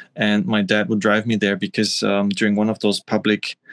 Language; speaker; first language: English; non-native, fluent; German